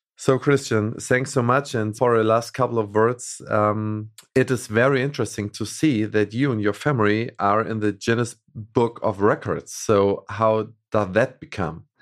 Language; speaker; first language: English; non-native, fluent; German